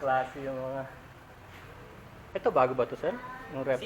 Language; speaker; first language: Filipino; native; Filipino